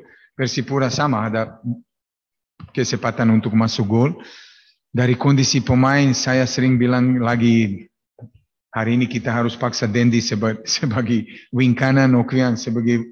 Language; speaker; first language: Indonesian; non-native, fluent; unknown